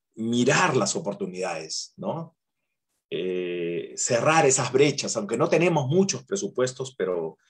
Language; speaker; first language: Spanish; native; Spanish